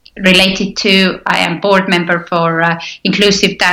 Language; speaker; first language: English; non-native, fluent; Estonian